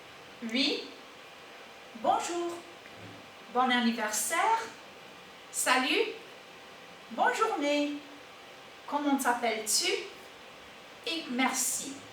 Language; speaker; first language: French; non-native, fluent; English